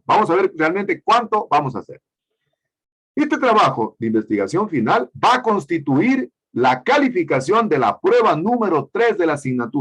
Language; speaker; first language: Spanish; native; Spanish